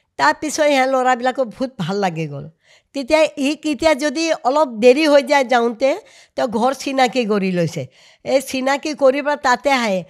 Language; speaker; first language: Assamese; non-native, local second language; Hindi